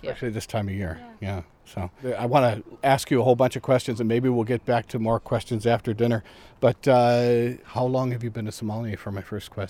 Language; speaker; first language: English; native; English